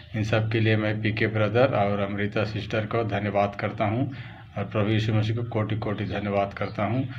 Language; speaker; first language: Hindi; native; Hindi